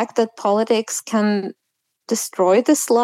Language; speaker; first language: English; non-native, fluent; Russian